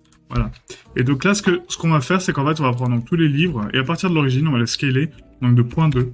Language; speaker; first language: French; native; French